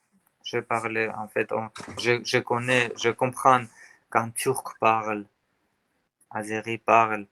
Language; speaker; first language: French; non-native, learner; Armenian